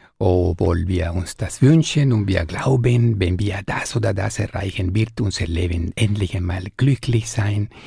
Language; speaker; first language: German; non-native, fluent; Spanish